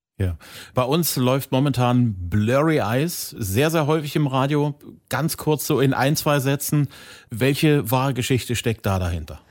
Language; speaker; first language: German; native; German